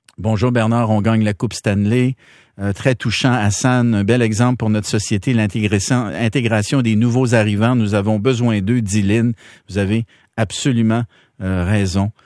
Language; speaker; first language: French; native; French